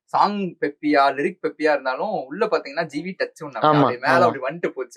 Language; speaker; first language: Tamil; native; Tamil